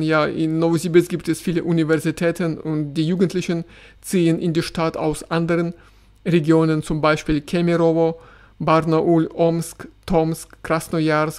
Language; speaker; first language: German; non-native, fluent; Russian